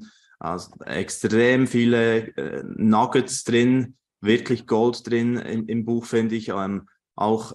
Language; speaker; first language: German; native; German